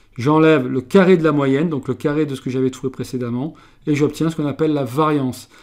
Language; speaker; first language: French; native; French